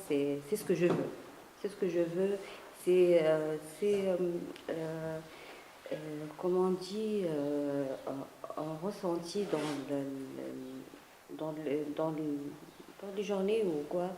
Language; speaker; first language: French; non-native, learner; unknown